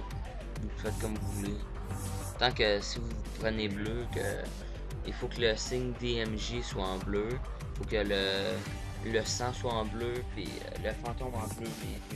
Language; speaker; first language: French; native; French